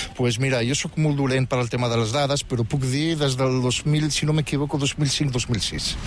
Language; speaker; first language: Catalan; non-native, fluent; Riffian